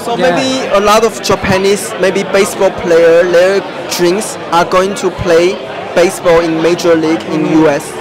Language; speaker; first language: English; non-native, fluent; Chinese